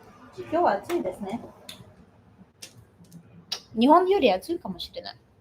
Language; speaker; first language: Japanese; non-native, fluent; Chinese